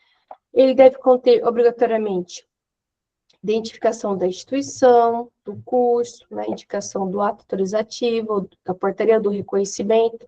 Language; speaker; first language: Portuguese; native; Portuguese